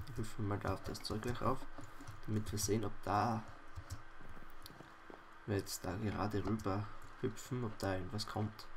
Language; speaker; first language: German; native; German